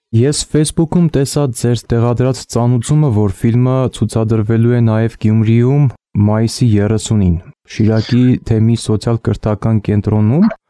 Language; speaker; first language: Armenian; native; Armenian